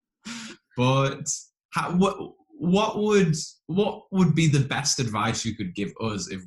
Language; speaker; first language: English; native; English